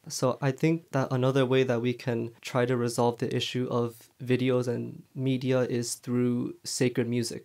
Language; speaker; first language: English; early bilingual, other home language; Chinese